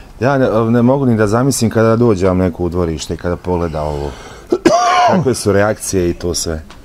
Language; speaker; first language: Bosnian; native; Bosnian